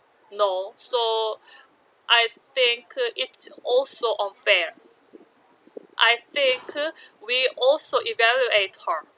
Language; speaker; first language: English; non-native, learner; Korean